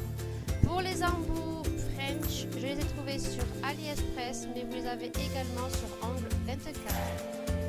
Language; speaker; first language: French; native; French